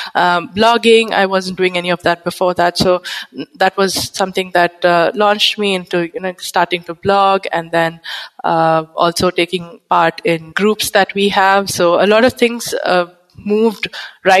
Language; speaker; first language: English; non-native, local second language; Bangla